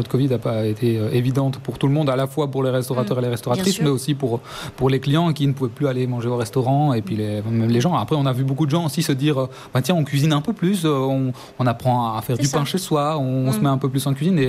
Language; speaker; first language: French; native; French